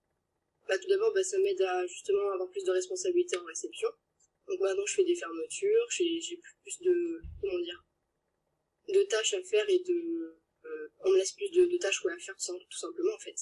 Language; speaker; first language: French; native; French